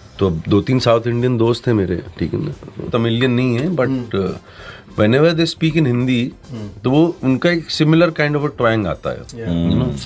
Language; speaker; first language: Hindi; native; Hindi